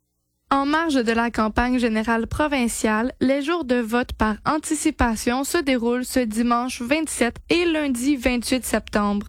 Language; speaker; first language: French; native; French